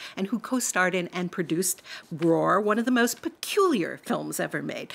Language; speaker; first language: English; native; English